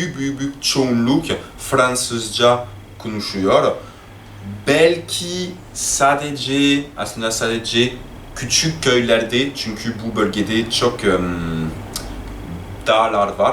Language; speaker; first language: Turkish; non-native, learner; French